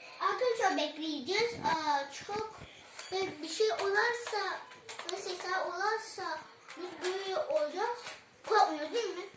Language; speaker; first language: Turkish; early bilingual, heritage; Turkish